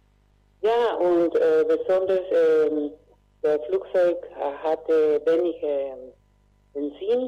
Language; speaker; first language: German; non-native, learner; Spanish